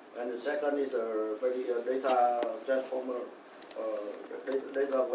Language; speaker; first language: English; non-native, learner; Vietnamese